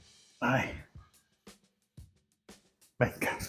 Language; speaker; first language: Spanish; native; Spanish